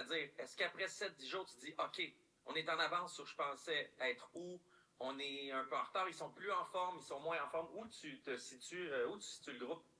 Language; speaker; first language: French; native; French